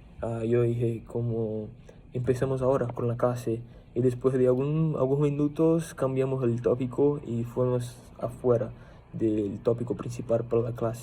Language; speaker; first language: Spanish; non-native, fluent; Portuguese